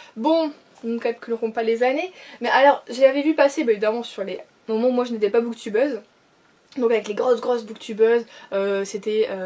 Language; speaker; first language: French; native; French